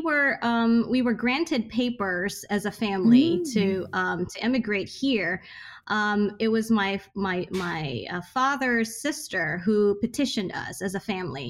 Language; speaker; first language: English; non-native, local second language; Hiligaynon